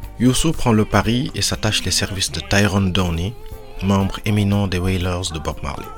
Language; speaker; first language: French; non-native, local second language; Wolof